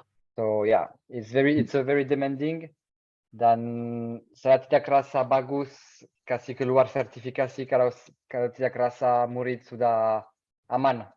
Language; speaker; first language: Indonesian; non-native, fluent; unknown